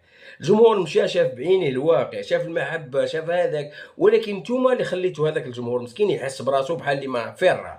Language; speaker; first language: Arabic; native; Arabic